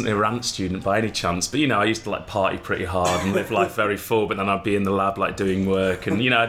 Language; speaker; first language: English; native; English